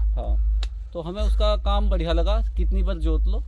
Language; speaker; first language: Hindi; native; Hindi